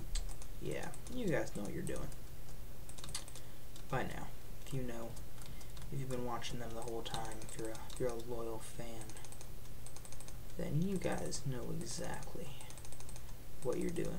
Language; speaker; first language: English; native; English